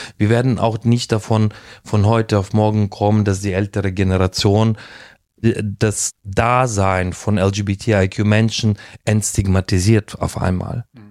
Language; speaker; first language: German; non-native, fluent; Russian